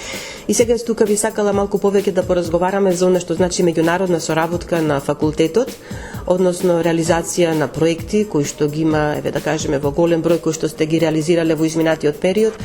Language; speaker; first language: Macedonian; native; Macedonian